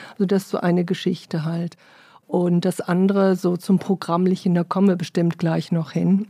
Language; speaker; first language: German; early bilingual, other home language; English